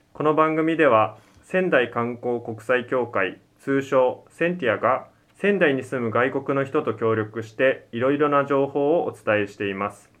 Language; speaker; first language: Japanese; native; Japanese